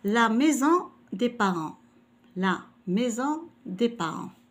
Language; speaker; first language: French; non-native, local second language; Arabic